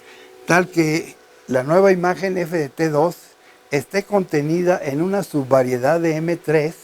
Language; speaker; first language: Spanish; native; Spanish